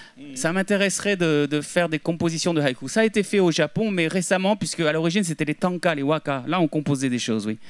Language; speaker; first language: French; native; French